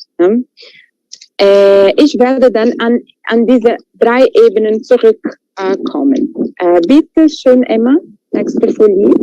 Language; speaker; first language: German; non-native, fluent; Portuguese